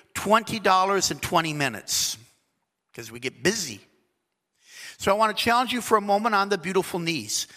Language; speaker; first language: English; native; English